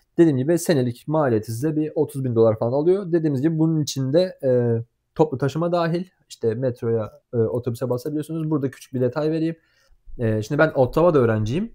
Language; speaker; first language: Turkish; native; Turkish